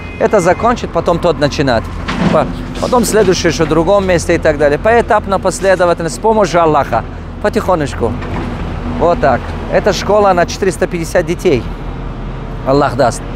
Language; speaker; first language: Russian; non-native, local second language; Tajik